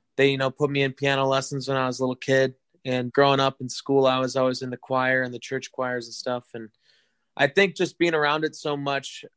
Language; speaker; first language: English; native; English